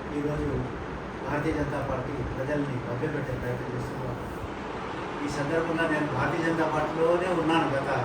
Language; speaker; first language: Telugu; non-native, local second language; Lambadi